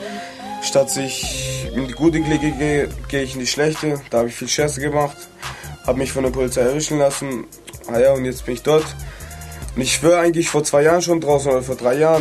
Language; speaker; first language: German; native; German